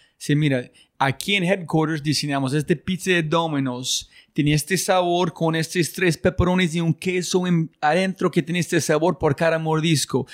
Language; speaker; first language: Spanish; non-native, learner; English